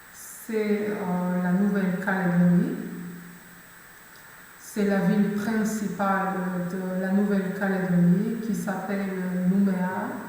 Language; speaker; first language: French; non-native, fluent; Macedonian